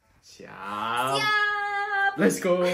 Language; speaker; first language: Indonesian; native; Indonesian